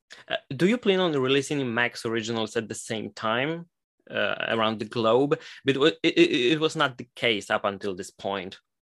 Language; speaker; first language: English; non-native, fluent; Polish